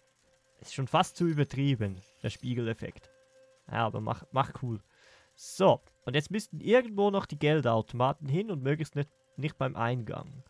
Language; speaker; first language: German; native; German